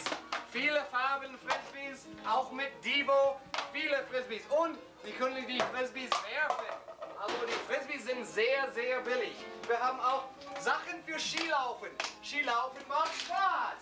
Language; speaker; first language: German; non-native, learner; English